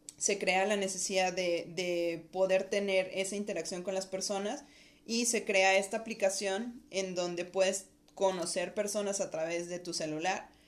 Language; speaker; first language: Spanish; native; Spanish